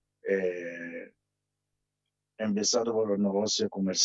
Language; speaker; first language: Spanish; non-native, fluent; Arabic